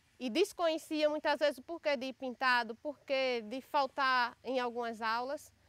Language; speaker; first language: Portuguese; native; Portuguese